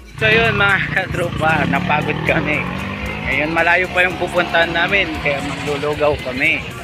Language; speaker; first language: Filipino; native; Filipino